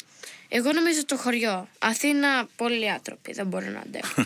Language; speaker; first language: Greek; early bilingual, heritage; Greek